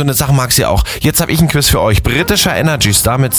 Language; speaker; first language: German; native; German